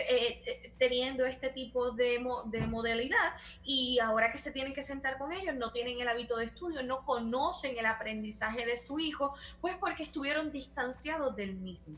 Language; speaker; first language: Spanish; native; Spanish